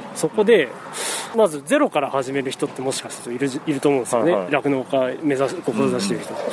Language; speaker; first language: Japanese; native; Japanese